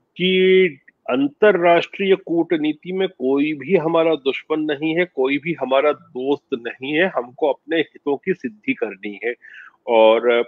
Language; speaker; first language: Hindi; native; Hindi